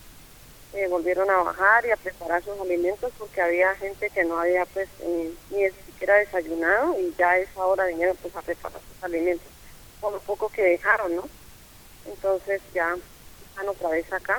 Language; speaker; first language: Spanish; native; Spanish